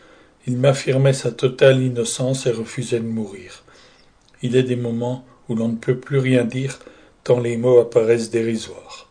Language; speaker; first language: French; native; French